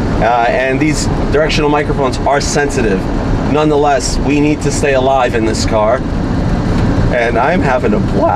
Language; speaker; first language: English; native; English